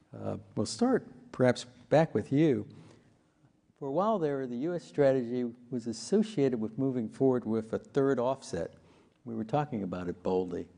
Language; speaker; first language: English; native; English